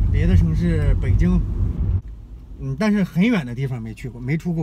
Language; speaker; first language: Chinese; native; Chinese